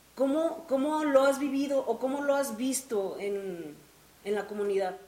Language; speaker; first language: Spanish; native; Spanish